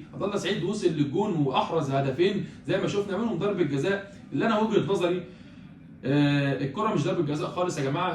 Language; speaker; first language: Arabic; native; Arabic